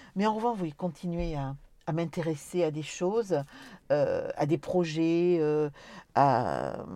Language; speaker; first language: French; native; French